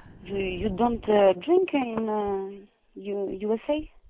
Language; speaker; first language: English; non-native, learner; French